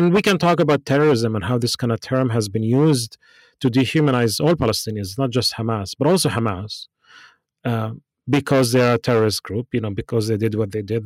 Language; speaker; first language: English; non-native, fluent; Arabic